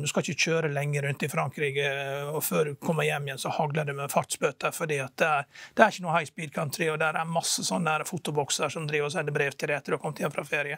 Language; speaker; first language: Norwegian; native; Norwegian